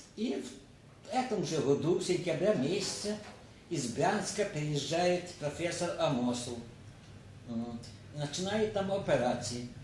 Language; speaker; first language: Russian; non-native, local second language; Ukrainian